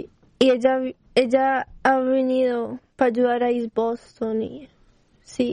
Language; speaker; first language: Spanish; early bilingual, heritage; Spanish